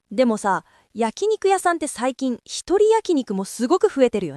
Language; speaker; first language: Japanese; native; Japanese